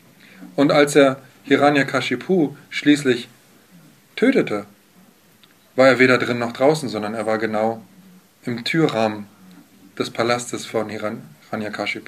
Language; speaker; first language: German; native; German